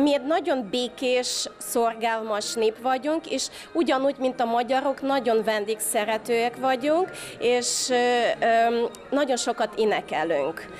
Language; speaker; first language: Hungarian; non-native, fluent; Udmurt